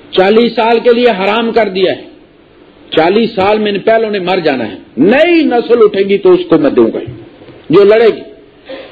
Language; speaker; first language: Urdu; non-native, local second language; Punjabi